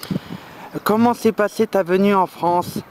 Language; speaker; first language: French; native; French